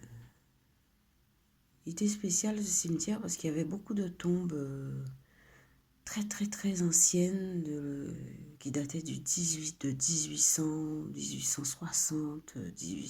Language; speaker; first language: French; native; French